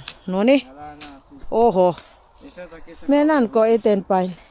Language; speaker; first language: Finnish; non-native, learner; Filipino